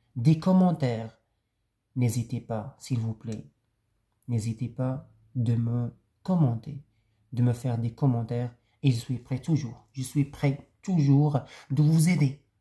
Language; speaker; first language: French; non-native, local second language; Arabic